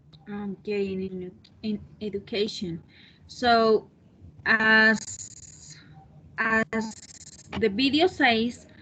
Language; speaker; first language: English; non-native, learner; Spanish